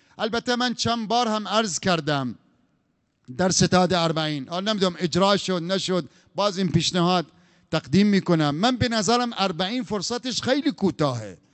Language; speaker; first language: Persian; non-native, fluent; Arabic